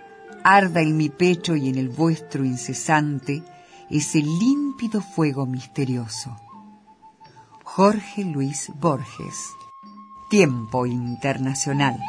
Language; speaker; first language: Spanish; native; Spanish